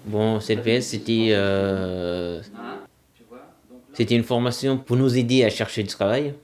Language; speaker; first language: French; non-native, local second language; Comorian